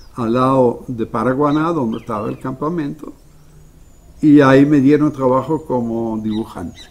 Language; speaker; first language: Spanish; non-native, fluent; Dutch